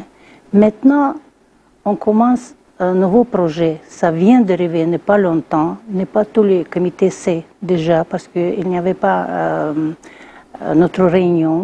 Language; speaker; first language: French; non-native, learner; Russian